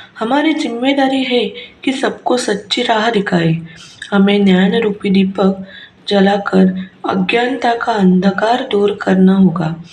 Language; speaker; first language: Hindi; non-native, local second language; Marathi